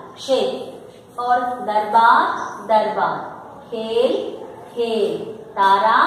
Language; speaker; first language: Hindi; non-native, local second language; Telugu